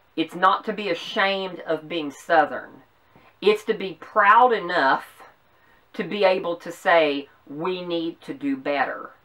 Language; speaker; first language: English; native; English